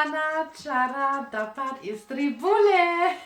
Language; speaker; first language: Indonesian; non-native, learner; German